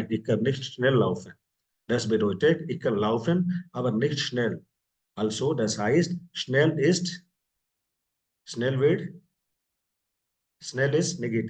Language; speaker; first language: German; non-native, fluent; Hindi